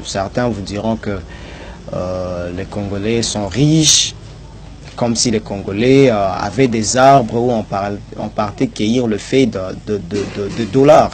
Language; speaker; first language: French; non-native, local second language; Swahili